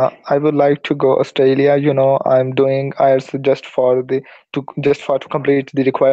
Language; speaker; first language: English; non-native, learner; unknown